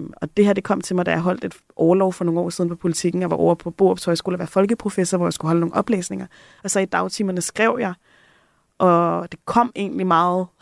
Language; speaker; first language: Danish; native; Danish